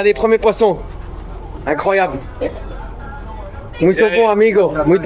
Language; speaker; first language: French; native; French